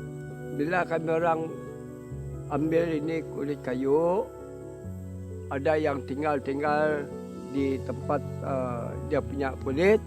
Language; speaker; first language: Indonesian; non-native, local second language; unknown